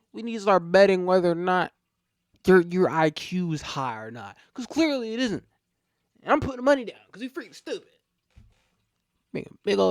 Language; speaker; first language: English; native; English